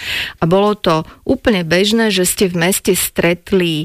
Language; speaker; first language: Slovak; native; Slovak